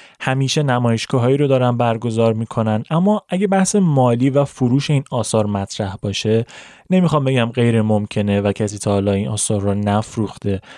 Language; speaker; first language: Persian; native; Persian